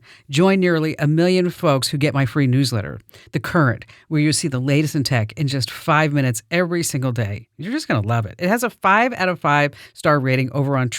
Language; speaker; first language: English; native; English